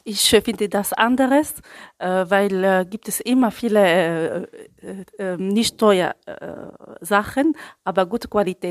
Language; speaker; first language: German; non-native, learner; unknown